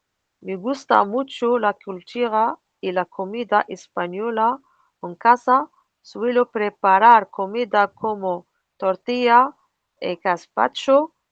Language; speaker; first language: Spanish; non-native, learner; Arabic